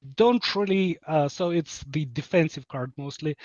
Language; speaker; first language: English; non-native, fluent; Ukrainian